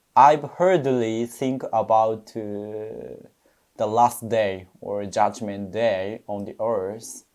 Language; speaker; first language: English; non-native, learner; Japanese